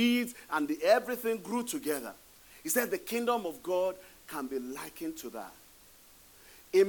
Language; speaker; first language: English; non-native, local second language; Yoruba